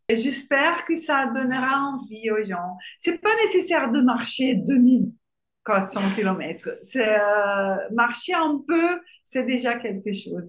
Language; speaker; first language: French; non-native, fluent; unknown